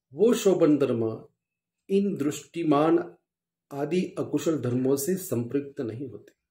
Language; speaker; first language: Hindi; non-native, local second language; Marathi